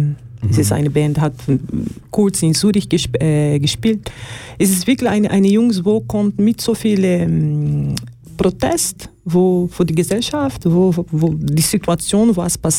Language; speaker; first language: German; non-native, learner; Portuguese